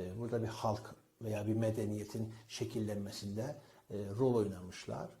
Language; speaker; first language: Turkish; non-native, fluent; Persian